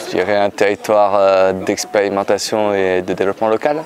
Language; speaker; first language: French; native; French